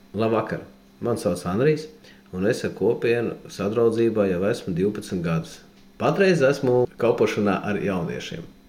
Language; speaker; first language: Latvian; native; Latvian